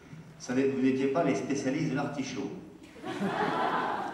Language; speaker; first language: French; native; French